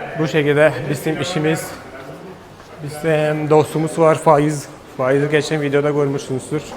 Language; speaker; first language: Turkish; non-native, fluent; Hindi